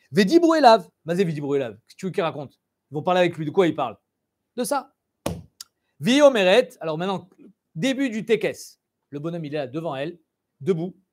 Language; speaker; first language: French; native; French